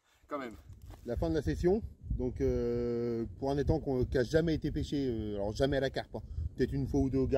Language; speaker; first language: French; native; French